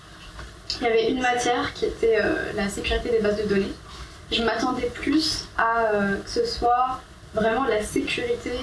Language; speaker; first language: French; non-native, fluent; Arabic